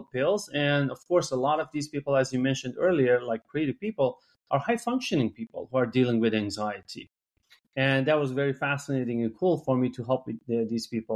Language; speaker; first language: English; non-native, fluent; Persian